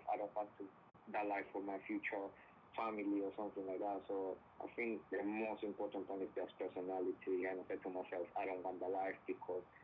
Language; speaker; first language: English; non-native, fluent; Spanish